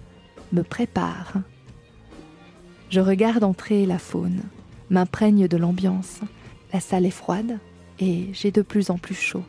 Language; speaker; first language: French; native; French